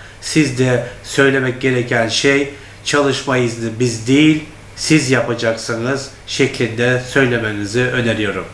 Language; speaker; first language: Turkish; non-native, fluent; Turkmen